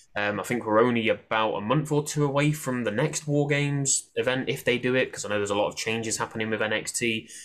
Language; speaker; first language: English; native; English